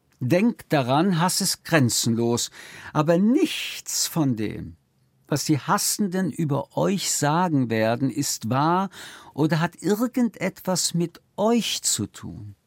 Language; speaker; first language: German; early bilingual, other home language; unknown